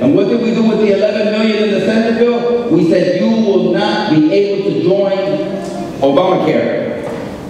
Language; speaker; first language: English; early bilingual, other home language; Spanish